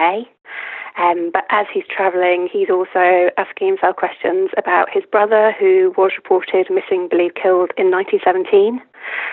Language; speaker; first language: English; native; English